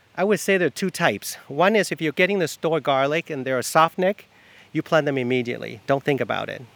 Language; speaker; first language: English; non-native, fluent; Chinese